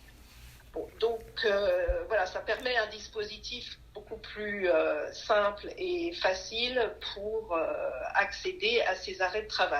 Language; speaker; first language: French; native; French